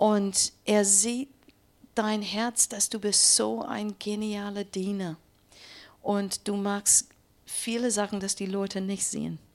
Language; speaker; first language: German; non-native, learner; English